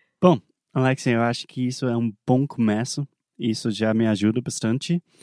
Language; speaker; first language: Portuguese; non-native, fluent; English